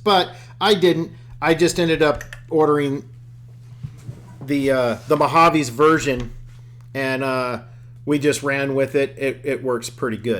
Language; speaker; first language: English; native; English